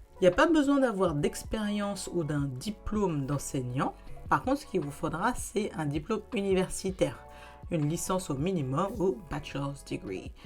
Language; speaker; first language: French; native; French